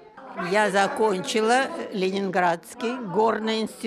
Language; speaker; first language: Czech; non-native, learner; Russian